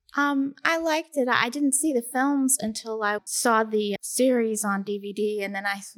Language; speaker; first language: English; native; English